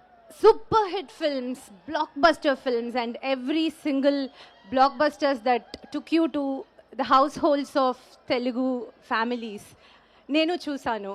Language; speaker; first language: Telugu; non-native, learner; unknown